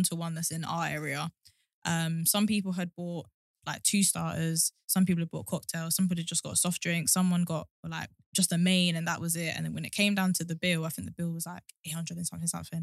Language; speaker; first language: English; native; English